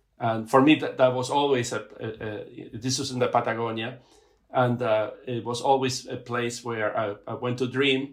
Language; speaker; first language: English; non-native, fluent; Spanish